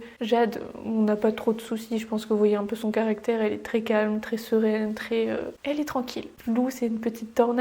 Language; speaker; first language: French; native; French